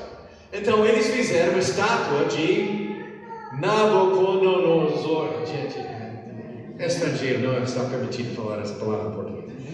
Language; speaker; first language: Portuguese; non-native, fluent; English